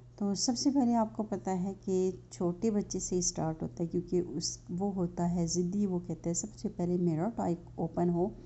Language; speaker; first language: Urdu; native; Urdu